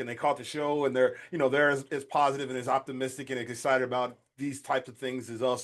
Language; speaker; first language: English; native; English